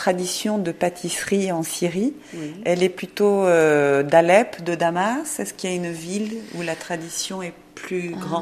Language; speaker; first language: French; native; French